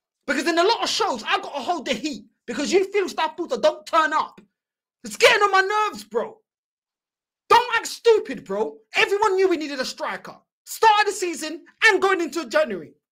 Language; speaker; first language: English; early bilingual, other home language; Portuguese